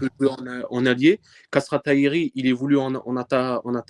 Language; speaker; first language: French; early bilingual, other home language; Persian